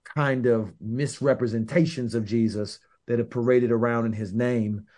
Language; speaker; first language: English; native; English